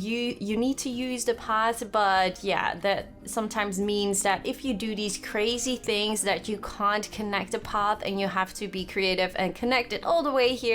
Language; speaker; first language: English; non-native, fluent; Dutch